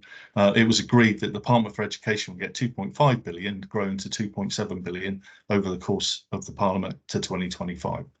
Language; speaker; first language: English; native; English